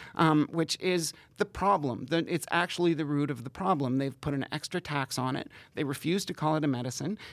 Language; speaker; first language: English; native; English